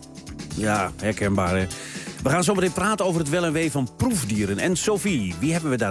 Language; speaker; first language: Dutch; native; Dutch